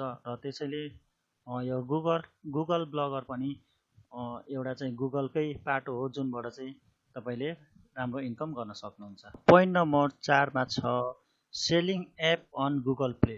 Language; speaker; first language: Nepali; native; Nepali